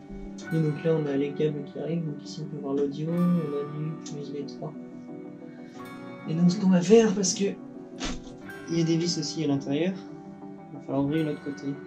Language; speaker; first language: French; native; French